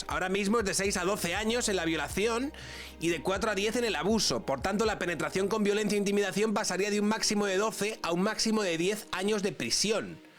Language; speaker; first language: Spanish; native; Spanish